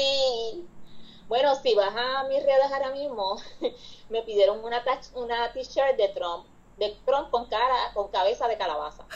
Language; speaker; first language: Spanish; native; Spanish